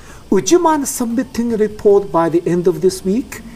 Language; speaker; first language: English; non-native, fluent; Japanese